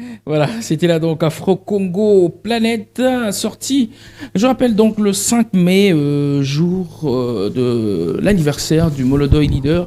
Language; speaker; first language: French; non-native, local second language; Lingala